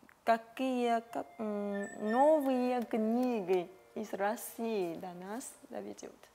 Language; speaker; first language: Russian; non-native, fluent; Vietnamese